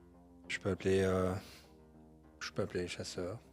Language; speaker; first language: French; native; French